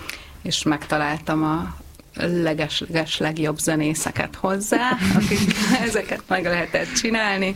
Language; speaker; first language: Hungarian; native; Hungarian